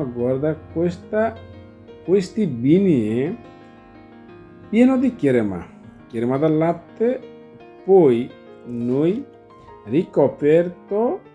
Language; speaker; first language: Italian; non-native, learner; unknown